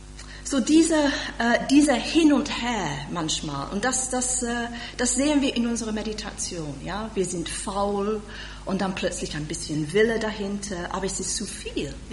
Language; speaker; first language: German; non-native, fluent; English